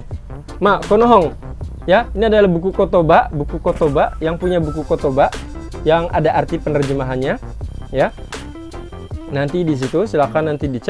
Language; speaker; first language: Indonesian; native; Indonesian